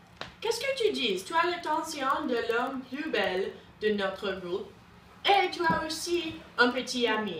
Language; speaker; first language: French; non-native, learner; English